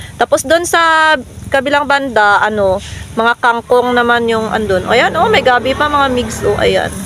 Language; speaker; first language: Filipino; non-native, local second language; Hiligaynon